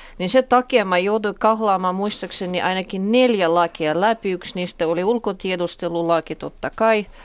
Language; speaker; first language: Finnish; non-native, fluent; Russian